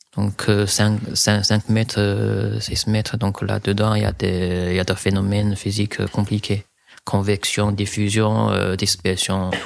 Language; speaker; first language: French; non-native, fluent; Chinese